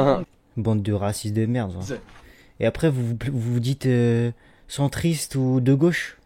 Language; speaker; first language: French; native; French